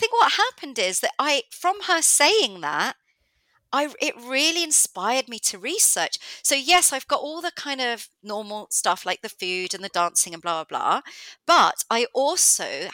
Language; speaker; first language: English; non-native, local second language; Greek